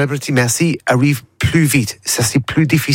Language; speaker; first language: French; non-native, learner; English